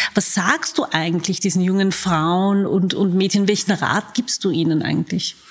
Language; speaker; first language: German; native; German